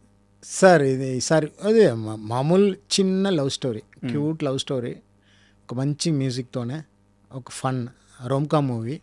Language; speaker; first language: Telugu; non-native, fluent; Tamil